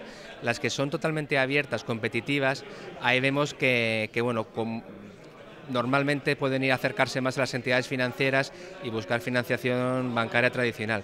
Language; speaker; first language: Spanish; native; Spanish